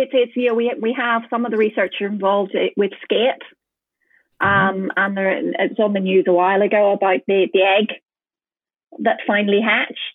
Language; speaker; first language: English; native; English